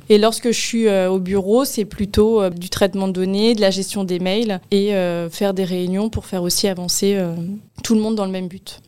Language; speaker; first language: French; native; French